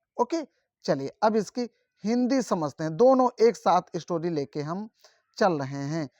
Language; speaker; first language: Hindi; native; Hindi